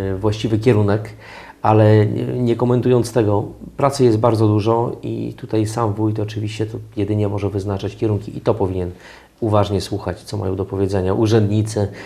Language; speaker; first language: Polish; native; Polish